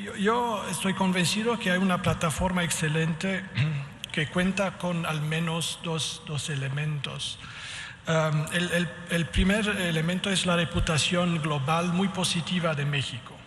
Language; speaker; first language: Spanish; non-native, fluent; Romanian